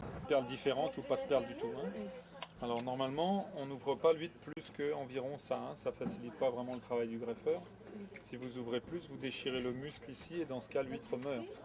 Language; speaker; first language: French; native; French